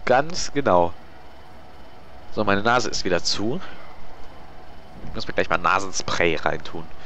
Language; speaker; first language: German; native; German